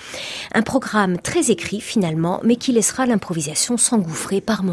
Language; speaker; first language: French; native; French